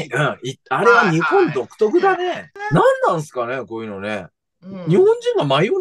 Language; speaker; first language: Japanese; native; Japanese